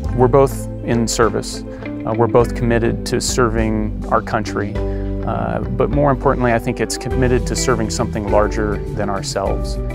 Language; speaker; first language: English; native; English